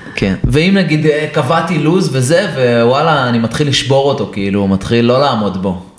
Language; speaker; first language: Hebrew; native; Hebrew